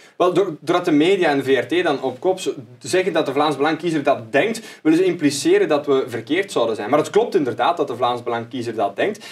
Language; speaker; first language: Dutch; native; Dutch